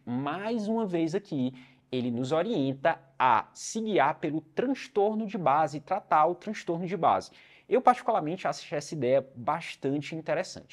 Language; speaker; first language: Portuguese; native; Portuguese